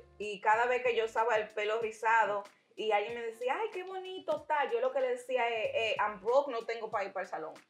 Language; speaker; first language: Spanish; early bilingual, heritage; Spanish